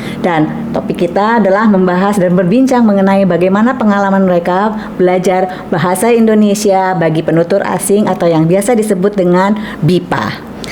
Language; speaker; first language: Indonesian; native; Indonesian